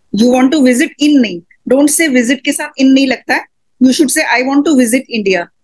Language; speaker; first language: English; non-native, local second language; Hindi